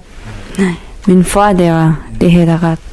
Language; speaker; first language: Danish; non-native, learner; Persian